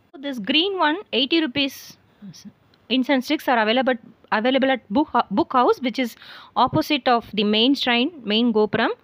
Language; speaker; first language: English; non-native, local second language; Tamil